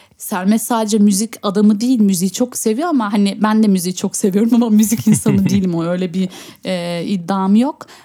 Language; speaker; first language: Turkish; early bilingual, heritage; Turkish